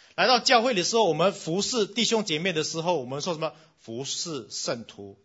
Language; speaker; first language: Chinese; non-native, fluent; English